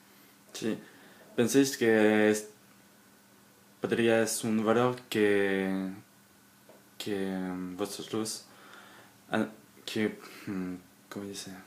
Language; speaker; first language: Spanish; non-native, learner; French